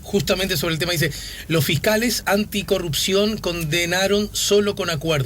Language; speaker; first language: Spanish; native; Spanish